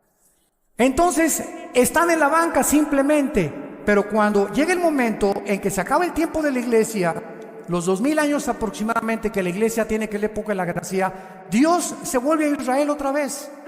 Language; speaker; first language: Spanish; native; Spanish